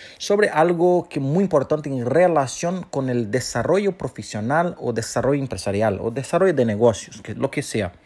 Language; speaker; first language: Spanish; non-native, fluent; Portuguese